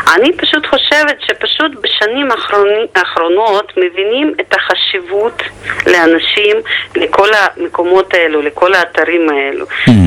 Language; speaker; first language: Hebrew; non-native, fluent; Ukrainian